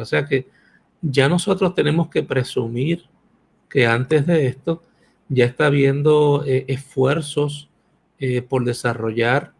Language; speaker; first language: Spanish; native; Spanish